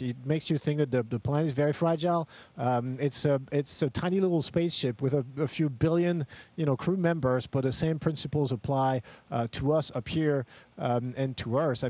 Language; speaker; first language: English; non-native, fluent; French